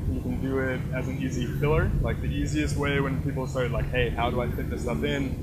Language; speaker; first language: English; native; English